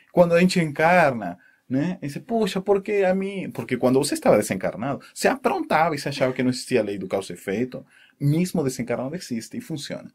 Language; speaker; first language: Portuguese; non-native, fluent; Spanish